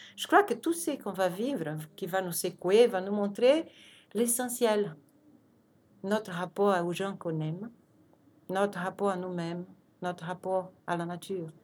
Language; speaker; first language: French; non-native, fluent; Portuguese